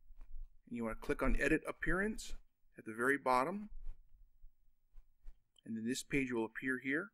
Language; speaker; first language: English; native; English